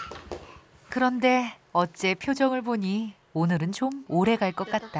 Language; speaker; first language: Korean; native; Korean